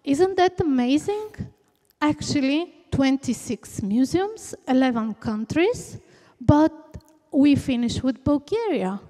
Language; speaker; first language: English; non-native, fluent; Bulgarian